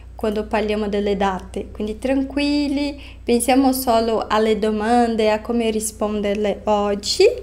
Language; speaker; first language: Italian; non-native, fluent; Portuguese